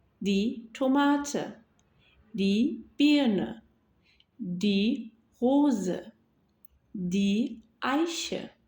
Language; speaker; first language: German; non-native, fluent; Turkish